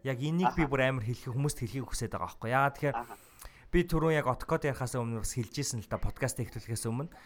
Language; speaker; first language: Mongolian; native; Mongolian